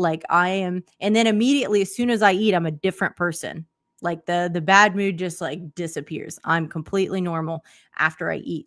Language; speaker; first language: English; native; English